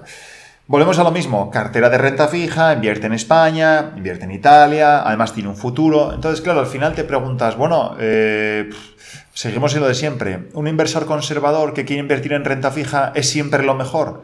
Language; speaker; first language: Spanish; native; Spanish